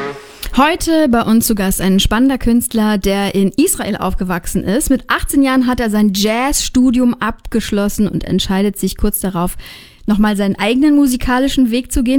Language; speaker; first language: German; native; German